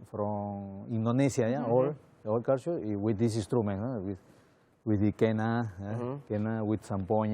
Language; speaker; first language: English; non-native, learner; Spanish